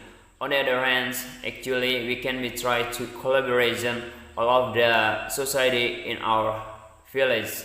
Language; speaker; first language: English; non-native, learner; Indonesian